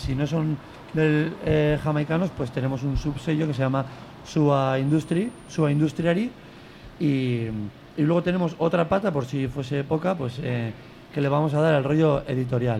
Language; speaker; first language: Spanish; native; Spanish